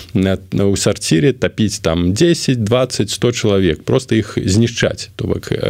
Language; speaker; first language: Belarusian; non-native, local second language; Russian